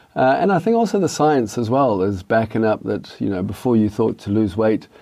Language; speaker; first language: English; native; English